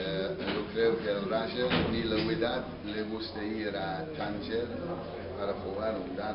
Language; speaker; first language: Spanish; non-native, fluent; English